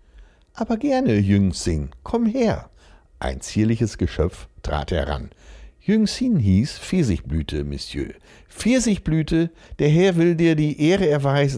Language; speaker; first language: German; native; German